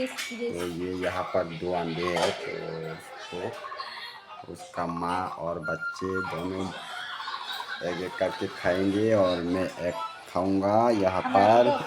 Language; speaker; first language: Hindi; non-native, local second language; Kok Borok